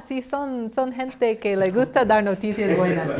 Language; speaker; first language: Spanish; non-native, fluent; English